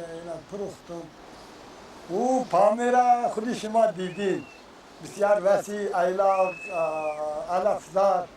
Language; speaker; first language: Persian; non-native, local second language; Kyrgyz